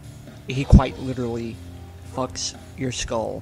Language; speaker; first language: English; native; English